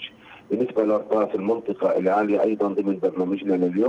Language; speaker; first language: Arabic; native; Arabic